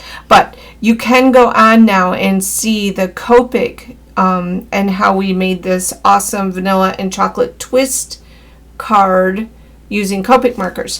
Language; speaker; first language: English; native; English